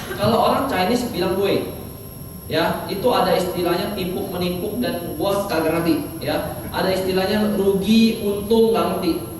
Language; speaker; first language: Indonesian; native; Indonesian